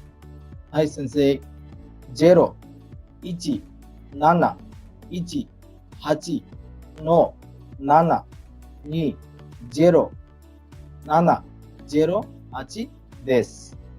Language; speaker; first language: Japanese; non-native, learner; Bangla